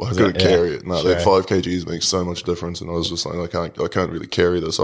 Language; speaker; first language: English; native; English